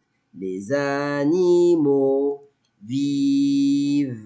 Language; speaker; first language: French; non-native, fluent; Arabic